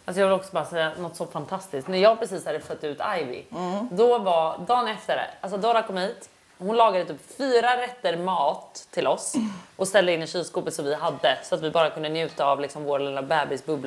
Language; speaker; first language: Swedish; native; Swedish